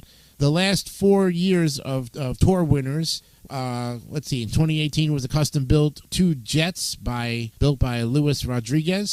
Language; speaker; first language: English; native; English